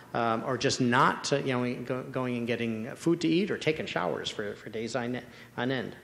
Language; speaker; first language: English; native; English